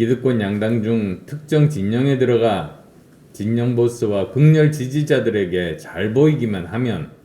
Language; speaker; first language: Korean; native; Korean